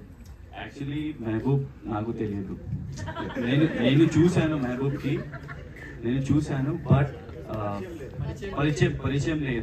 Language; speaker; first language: Telugu; non-native, learner; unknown